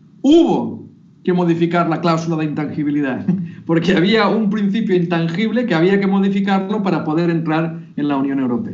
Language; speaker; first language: Spanish; native; Spanish